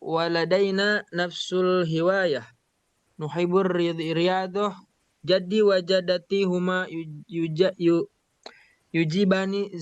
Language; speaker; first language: Arabic; non-native, learner; Indonesian